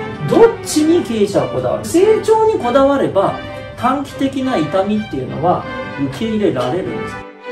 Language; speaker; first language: Japanese; native; Japanese